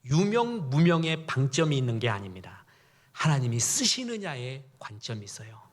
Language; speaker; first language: Korean; native; Korean